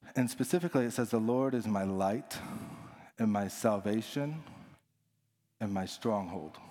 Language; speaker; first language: English; native; English